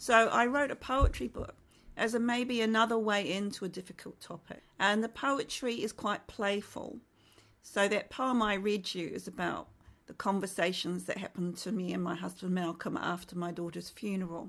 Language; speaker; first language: English; native; English